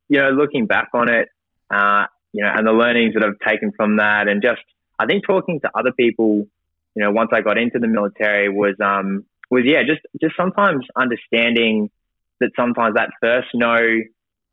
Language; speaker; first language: English; native; English